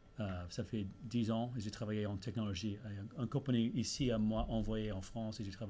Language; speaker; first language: French; early bilingual, heritage; English